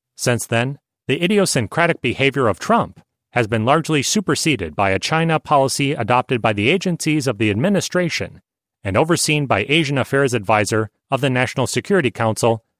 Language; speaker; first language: English; non-native, fluent; Hungarian